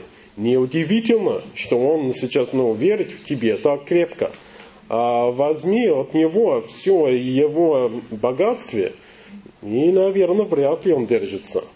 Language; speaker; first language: Russian; non-native, learner; English